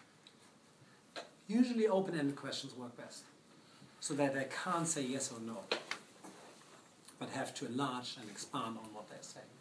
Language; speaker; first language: English; non-native, fluent; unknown